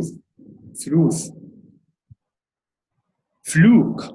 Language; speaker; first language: English; non-native, learner; Arabic